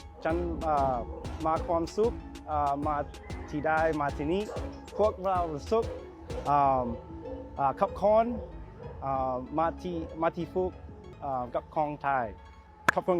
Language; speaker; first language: Thai; early bilingual, heritage; Thai